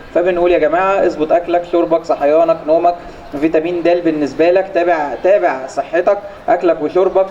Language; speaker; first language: Egyptian Arabic; native; Egyptian Arabic